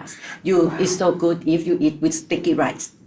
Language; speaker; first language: English; non-native, learner; Thai